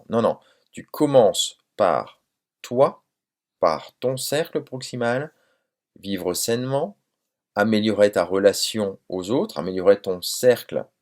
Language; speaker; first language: French; native; French